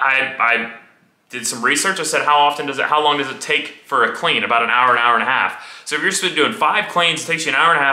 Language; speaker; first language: English; native; English